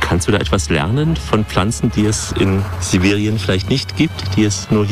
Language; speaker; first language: German; native; German